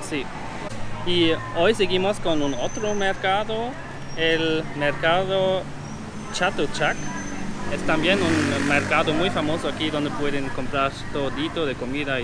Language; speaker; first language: Spanish; non-native, learner; German